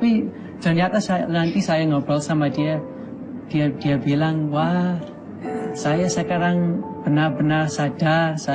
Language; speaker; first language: Indonesian; non-native, fluent; English